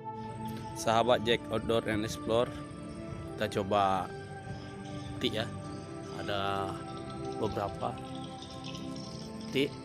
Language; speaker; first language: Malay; non-native, local second language; Achinese